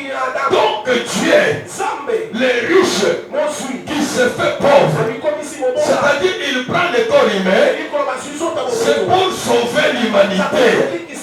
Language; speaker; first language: French; non-native, local second language; Lingala